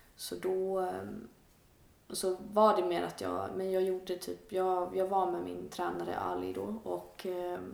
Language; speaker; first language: Swedish; native; Swedish